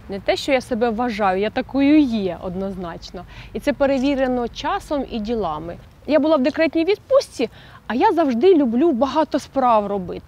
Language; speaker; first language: Ukrainian; native; Ukrainian